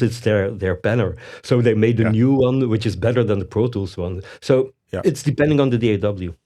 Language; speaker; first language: English; non-native, fluent; Dutch